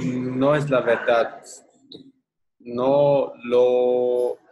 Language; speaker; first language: Spanish; non-native, learner; English